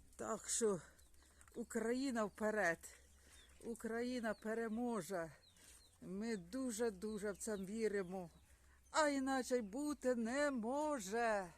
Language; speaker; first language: Ukrainian; native; Ukrainian